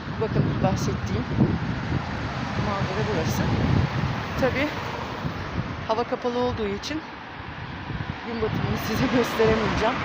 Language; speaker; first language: Turkish; native; Turkish